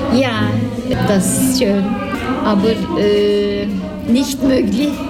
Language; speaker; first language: German; non-native, learner; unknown